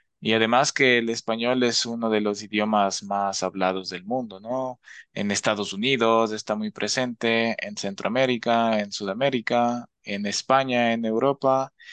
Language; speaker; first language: Spanish; native; Spanish